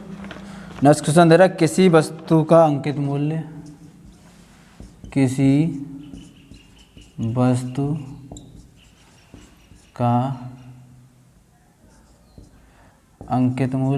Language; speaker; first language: Hindi; native; Hindi